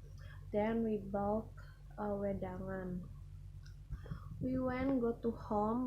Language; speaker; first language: English; non-native, learner; Indonesian